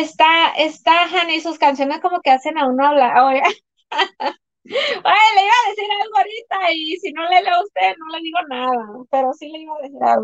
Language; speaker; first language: Spanish; native; Spanish